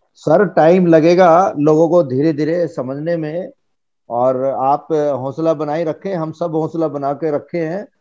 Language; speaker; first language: Hindi; native; Hindi